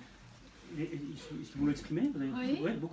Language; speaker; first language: French; native; French